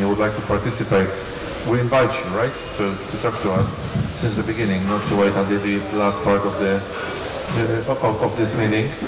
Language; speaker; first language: English; non-native, fluent; Polish